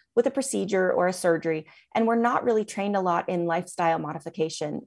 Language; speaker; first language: English; native; English